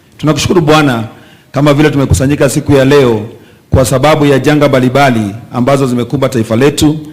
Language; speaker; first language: Swahili; non-native, local second language; Kikuyu